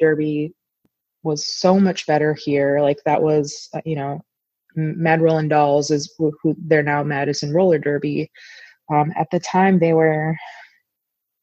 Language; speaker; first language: English; native; English